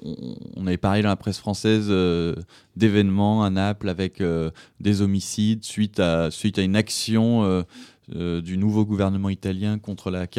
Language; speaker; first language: French; native; French